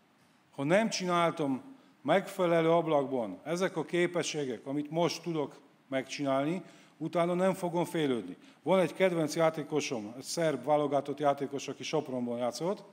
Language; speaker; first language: Hungarian; non-native, fluent; Polish